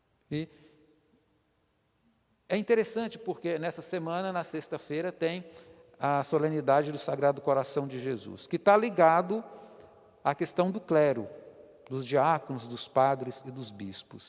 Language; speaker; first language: Portuguese; native; Portuguese